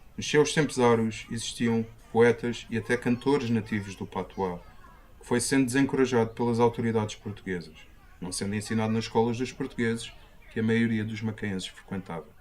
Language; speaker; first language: Portuguese; native; Portuguese